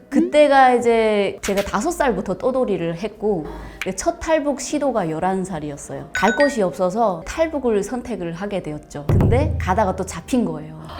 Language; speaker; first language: Korean; native; Korean